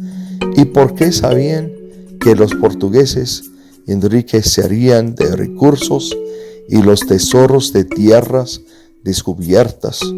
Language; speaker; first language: Spanish; non-native, fluent; English